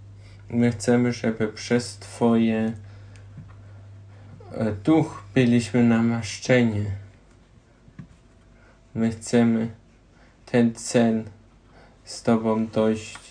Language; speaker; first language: Polish; non-native, learner; German